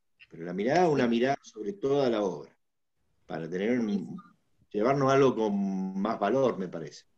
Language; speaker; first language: Spanish; native; Spanish